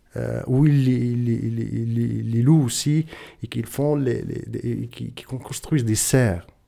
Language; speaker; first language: French; non-native, local second language; Tachelhit